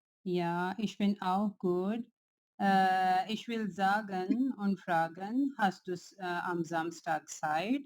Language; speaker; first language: German; non-native, learner; Urdu